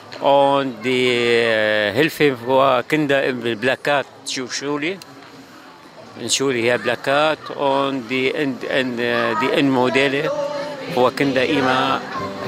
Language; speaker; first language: German; non-native, learner; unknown